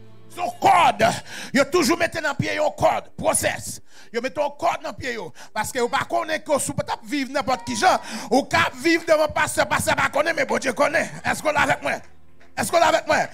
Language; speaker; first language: French; native; French